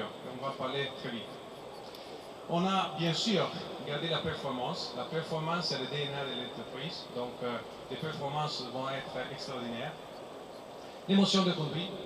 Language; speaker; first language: French; non-native, fluent; Italian